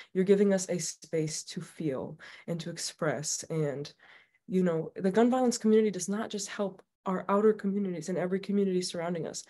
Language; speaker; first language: English; native; English